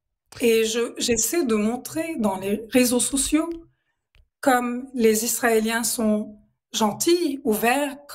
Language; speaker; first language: French; non-native, local second language; Arabic